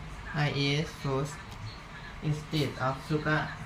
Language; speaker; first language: English; non-native, learner; Thai